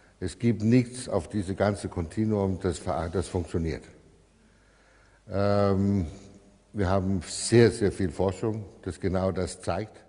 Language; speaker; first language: German; non-native, fluent; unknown